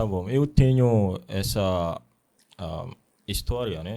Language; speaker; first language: Portuguese; non-native, learner; Akan